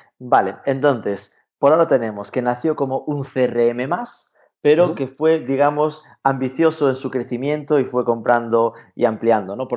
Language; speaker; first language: Spanish; native; Spanish